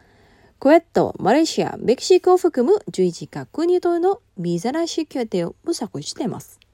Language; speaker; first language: Japanese; non-native, fluent; Indonesian